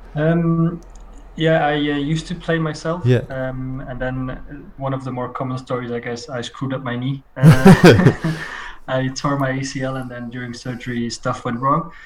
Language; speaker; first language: English; non-native, fluent; Dutch